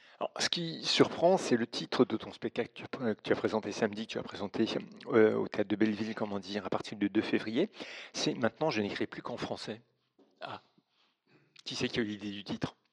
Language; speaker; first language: French; native; French